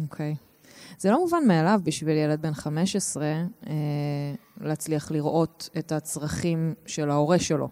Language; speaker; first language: Hebrew; native; Hebrew